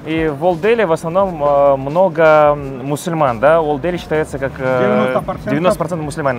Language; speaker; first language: Russian; non-native, local second language; Kazakh